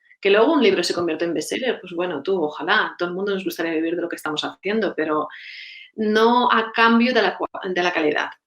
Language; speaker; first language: Spanish; non-native, fluent; Russian